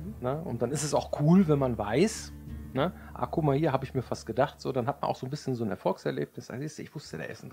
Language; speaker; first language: German; native; German